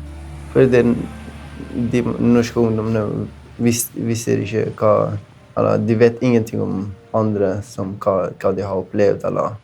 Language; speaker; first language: Norwegian; non-native, learner; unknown